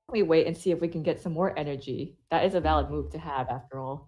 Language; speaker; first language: English; native; English